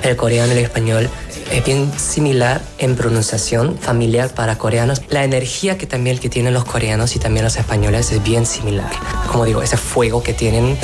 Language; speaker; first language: Spanish; non-native, fluent; Korean